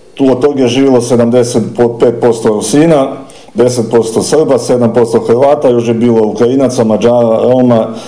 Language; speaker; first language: Croatian; non-native, local second language; Rusyn